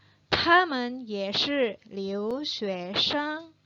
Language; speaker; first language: Chinese; non-native, fluent; Indonesian